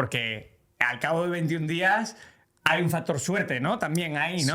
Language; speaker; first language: Spanish; native; Spanish